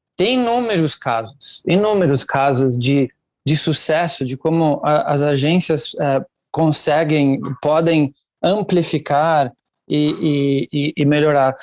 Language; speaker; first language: Portuguese; non-native, fluent; Italian